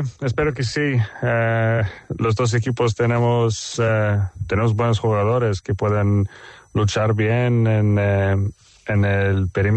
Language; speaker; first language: Spanish; non-native, fluent; Swedish